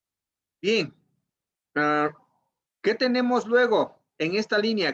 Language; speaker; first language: Spanish; native; Spanish